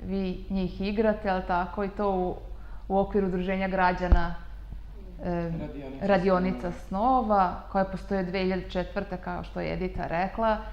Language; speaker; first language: Serbian; native; Serbian